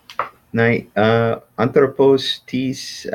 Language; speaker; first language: Greek; non-native, learner; English